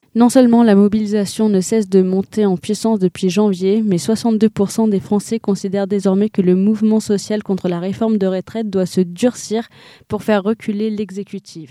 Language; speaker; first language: French; native; French